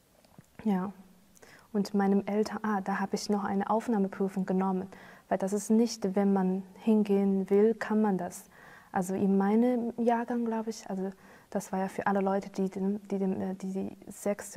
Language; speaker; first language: German; non-native, fluent; Chinese